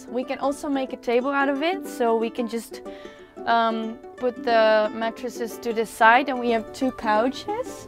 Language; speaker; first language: English; non-native, fluent; Dutch